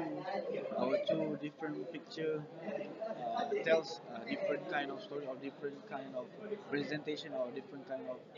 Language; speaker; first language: English; non-native, learner; Malay